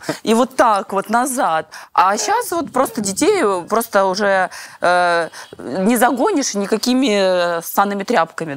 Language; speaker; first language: Russian; native; Russian